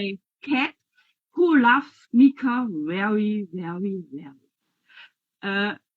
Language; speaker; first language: English; non-native, learner; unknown